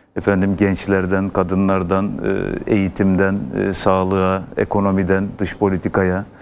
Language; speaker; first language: Turkish; native; Turkish